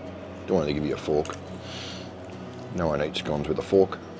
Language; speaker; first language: English; native; English